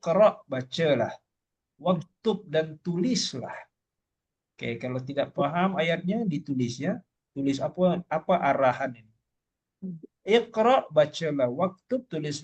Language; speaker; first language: Malay; native; Malay